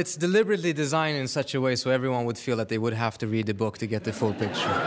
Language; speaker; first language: English; non-native, fluent; Persian